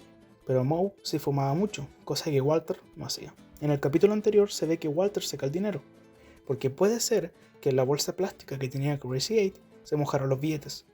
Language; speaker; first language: Spanish; native; Spanish